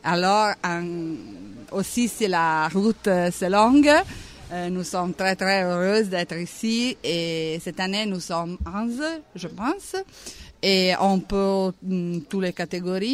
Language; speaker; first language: French; non-native, learner; Italian